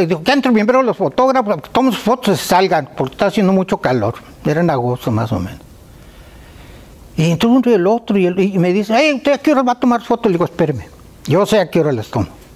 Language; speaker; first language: Spanish; native; Spanish